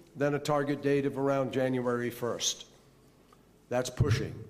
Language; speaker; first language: English; native; English